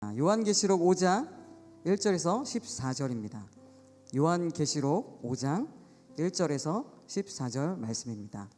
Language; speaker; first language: Korean; native; Korean